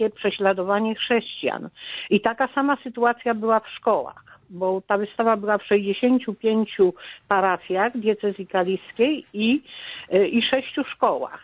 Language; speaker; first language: Polish; native; Polish